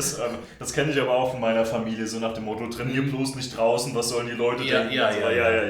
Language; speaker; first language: German; native; German